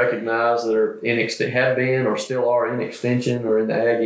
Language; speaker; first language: English; native; English